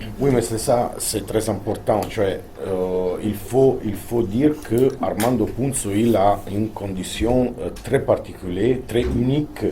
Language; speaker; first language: French; non-native, fluent; Italian